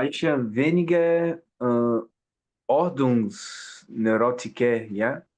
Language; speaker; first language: German; non-native, learner; Portuguese